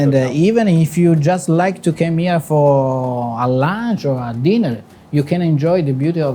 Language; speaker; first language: English; non-native, fluent; Italian